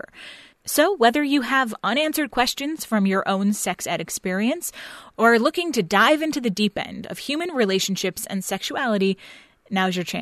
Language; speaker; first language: English; native; English